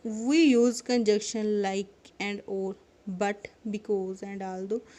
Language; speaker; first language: English; non-native, local second language; Punjabi